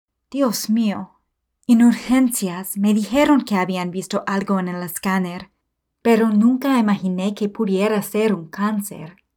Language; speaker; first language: Spanish; non-native, fluent; English